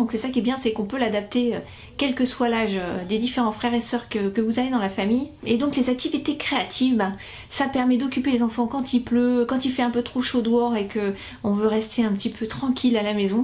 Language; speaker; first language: French; native; French